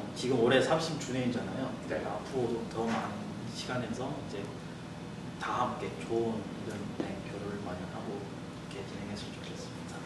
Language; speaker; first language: Korean; non-native, fluent; Chinese